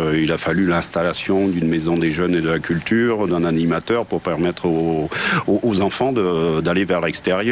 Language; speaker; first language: French; native; French